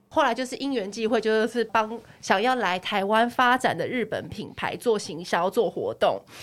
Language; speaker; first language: Chinese; native; Chinese